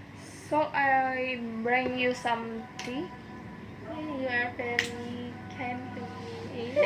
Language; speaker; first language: English; non-native, learner; Indonesian